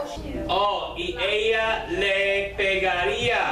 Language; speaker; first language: Spanish; non-native, fluent; English